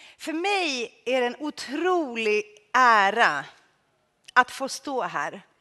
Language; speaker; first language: Swedish; early bilingual, other home language; Greek